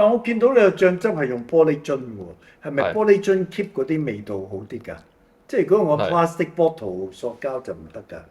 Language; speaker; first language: Cantonese; native; Cantonese